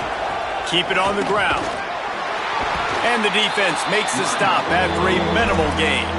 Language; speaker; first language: English; native; English